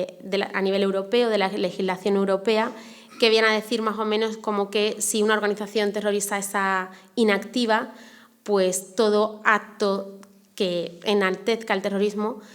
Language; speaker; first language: Spanish; native; Spanish